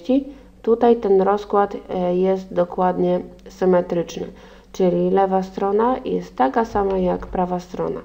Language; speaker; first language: Polish; native; Polish